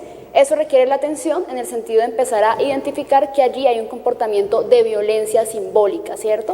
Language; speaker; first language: Spanish; native; Spanish